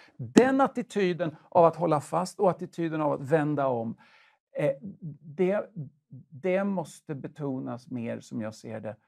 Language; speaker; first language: Swedish; native; Swedish